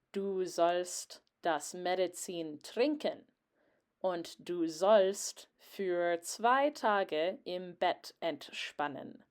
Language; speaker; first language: German; non-native, fluent; English